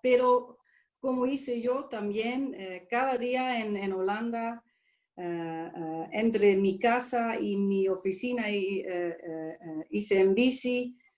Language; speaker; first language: Spanish; non-native, fluent; Dutch